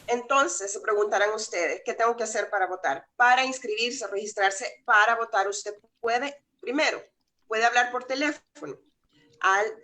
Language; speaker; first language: Spanish; native; Spanish